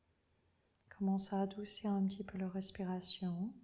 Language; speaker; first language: French; non-native, fluent; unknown